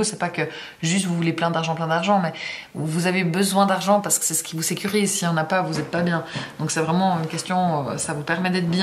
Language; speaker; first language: French; native; French